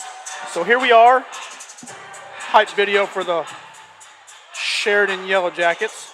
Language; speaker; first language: English; native; English